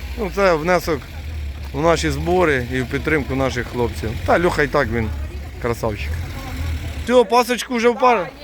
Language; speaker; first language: Ukrainian; native; Ukrainian